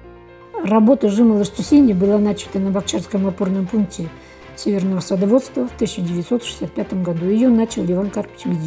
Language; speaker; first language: Russian; native; Russian